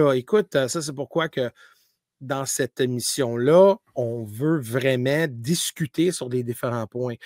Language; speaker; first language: French; native; French